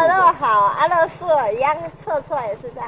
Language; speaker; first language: Chinese; native; Chinese